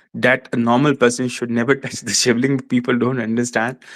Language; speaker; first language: English; non-native, local second language; Hindi